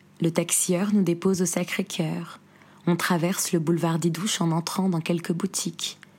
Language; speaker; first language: French; non-native, local second language; Arabic